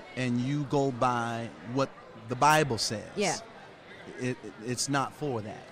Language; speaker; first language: English; native; English